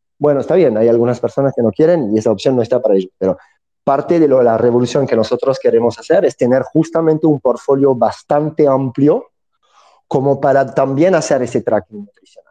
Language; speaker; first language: Spanish; non-native, fluent; French